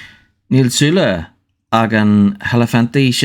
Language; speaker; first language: Irish; non-native, learner; English